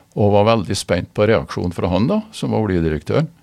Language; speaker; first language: Norwegian; native; Norwegian